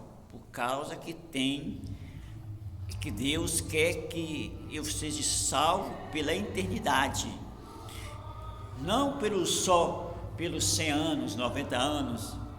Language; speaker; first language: Portuguese; native; Portuguese